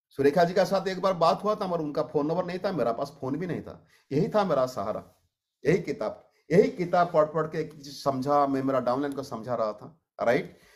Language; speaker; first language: Hindi; non-native, local second language; Odia